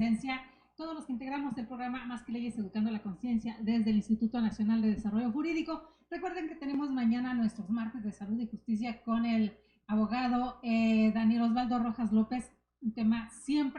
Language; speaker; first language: Spanish; native; Spanish